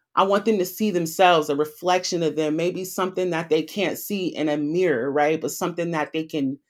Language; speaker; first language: English; native; English